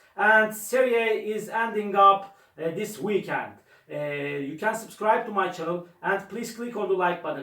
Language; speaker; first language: English; non-native, learner; Turkish